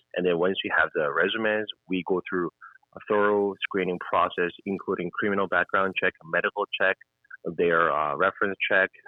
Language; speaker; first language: English; non-native, fluent; Korean